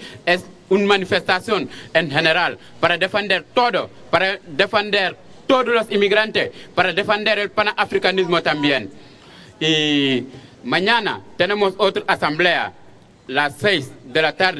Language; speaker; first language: Spanish; non-native, fluent; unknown